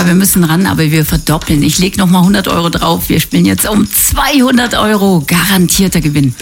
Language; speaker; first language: German; native; German